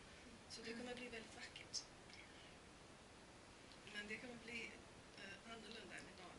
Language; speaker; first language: Swedish; non-native, fluent; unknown